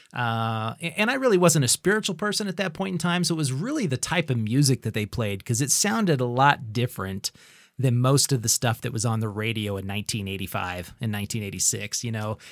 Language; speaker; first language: English; native; English